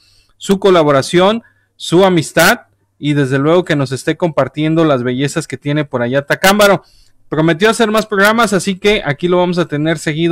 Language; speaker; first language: Spanish; native; Spanish